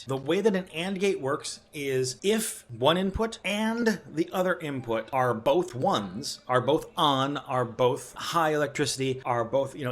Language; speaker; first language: English; native; English